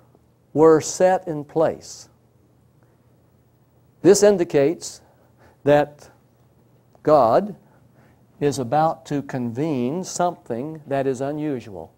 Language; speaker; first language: English; native; English